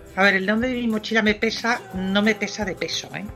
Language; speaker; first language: Spanish; non-native, fluent; French